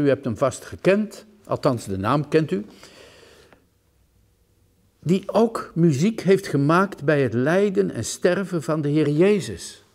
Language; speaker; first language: Dutch; native; Dutch